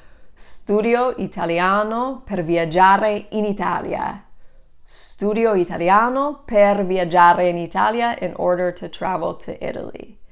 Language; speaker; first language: Italian; non-native, fluent; English